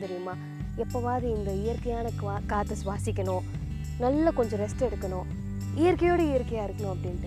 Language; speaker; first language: Tamil; native; Tamil